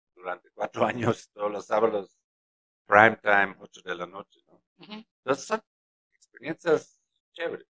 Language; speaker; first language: Spanish; non-native, fluent; German